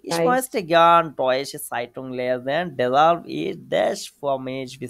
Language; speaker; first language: German; non-native, fluent; Bangla